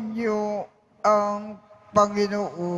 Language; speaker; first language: Filipino; native; Filipino